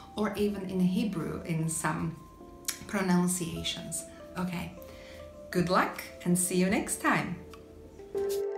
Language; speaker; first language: English; non-native, fluent; Slovak